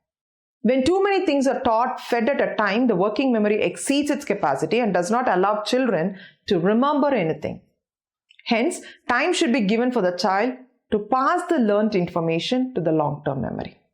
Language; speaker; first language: English; non-native, local second language; Tamil